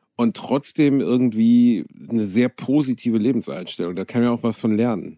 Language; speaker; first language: German; native; German